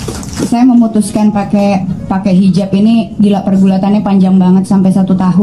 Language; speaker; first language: Indonesian; native; Indonesian